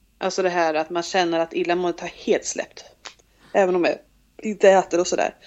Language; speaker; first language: Swedish; native; Swedish